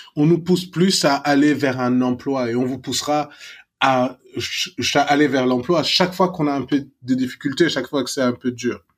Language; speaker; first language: French; non-native, local second language; Wolof